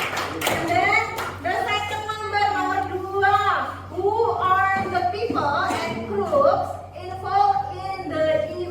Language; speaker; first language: English; non-native, fluent; Indonesian